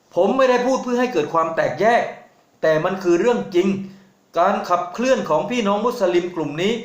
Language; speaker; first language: Thai; native; Thai